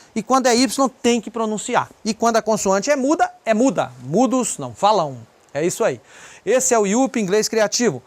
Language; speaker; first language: Portuguese; native; Portuguese